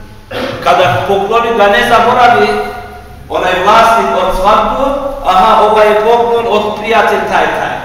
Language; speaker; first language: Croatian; non-native, fluent; Turkish